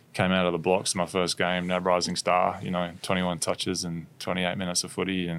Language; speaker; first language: English; native; English